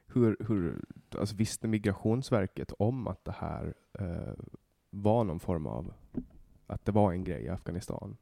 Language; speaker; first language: Swedish; native; Swedish